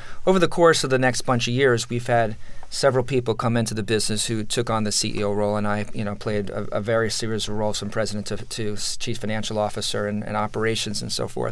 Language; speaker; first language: English; native; English